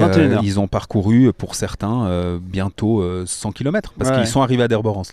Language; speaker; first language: French; native; French